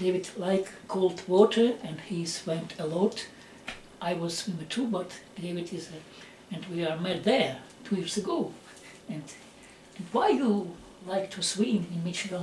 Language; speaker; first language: English; non-native, learner; Russian